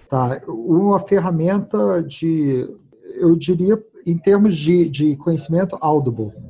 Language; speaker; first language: Portuguese; early bilingual, heritage; Portuguese